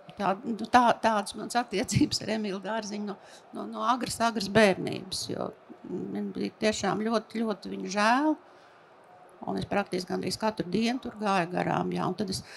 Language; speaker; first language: Latvian; native; Latvian